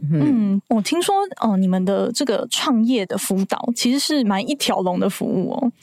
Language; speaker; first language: Chinese; native; Chinese